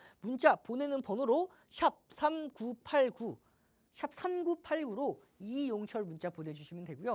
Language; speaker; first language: Korean; native; Korean